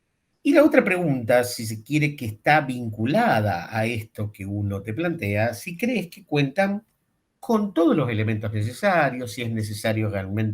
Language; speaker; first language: Spanish; native; Spanish